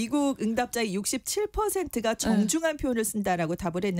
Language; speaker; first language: Korean; native; Korean